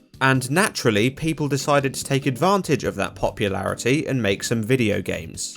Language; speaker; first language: English; native; English